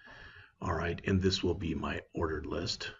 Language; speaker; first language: English; native; English